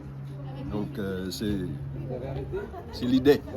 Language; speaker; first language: French; non-native, fluent; English